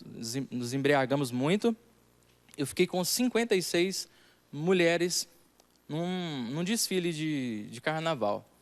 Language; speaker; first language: Portuguese; native; Portuguese